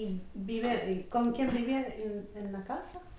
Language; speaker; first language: Spanish; non-native, fluent; English